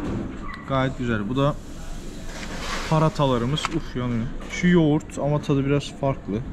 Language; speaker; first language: Turkish; native; Turkish